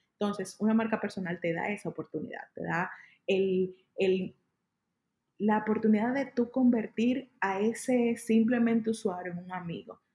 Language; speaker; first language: Spanish; native; Spanish